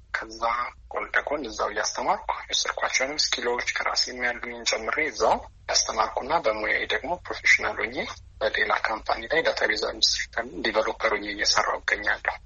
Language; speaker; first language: Amharic; native; Amharic